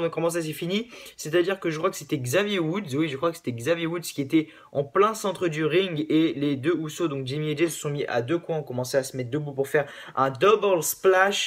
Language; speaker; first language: French; native; French